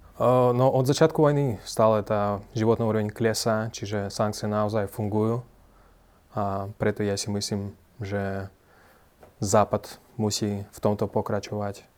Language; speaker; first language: Slovak; non-native, fluent; Russian